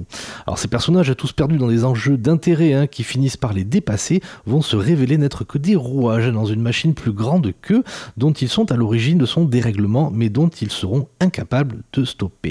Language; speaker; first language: French; native; French